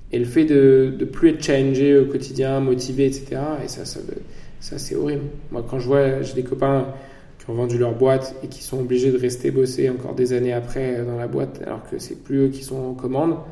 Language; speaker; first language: French; native; French